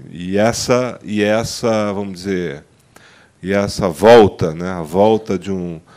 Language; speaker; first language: Portuguese; native; Portuguese